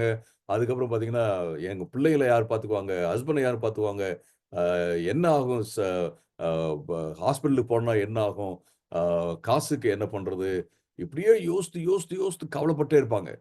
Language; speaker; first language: Tamil; native; Tamil